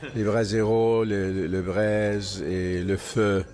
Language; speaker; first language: French; non-native, fluent; Spanish